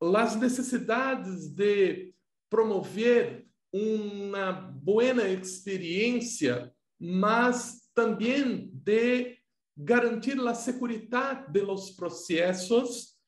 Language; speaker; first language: Portuguese; native; Portuguese